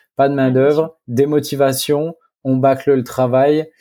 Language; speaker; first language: French; native; French